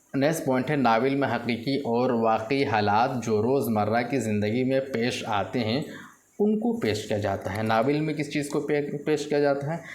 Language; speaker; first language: Urdu; native; Urdu